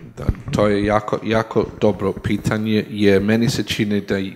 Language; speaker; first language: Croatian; non-native, learner; English